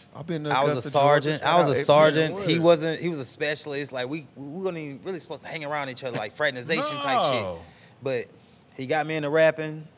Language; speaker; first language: English; native; English